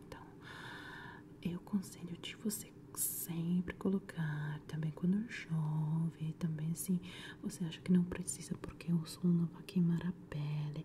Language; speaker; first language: Portuguese; non-native, fluent; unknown